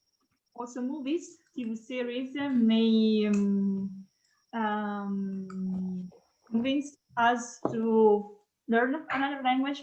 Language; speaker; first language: English; non-native, fluent; Italian